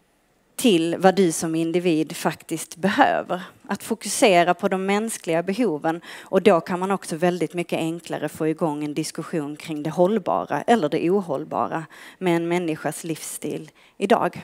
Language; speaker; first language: Swedish; native; Swedish